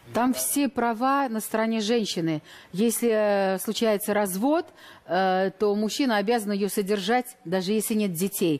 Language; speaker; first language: Russian; native; Russian